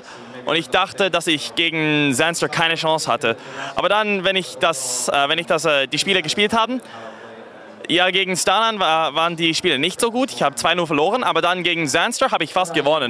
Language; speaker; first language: German; non-native, fluent; English